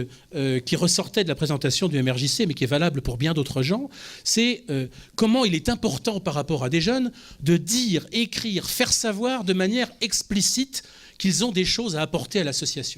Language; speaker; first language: French; native; French